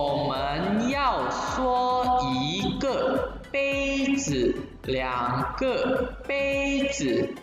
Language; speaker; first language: Chinese; non-native, fluent; Indonesian